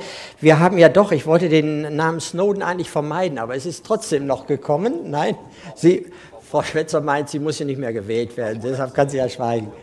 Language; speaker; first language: German; native; German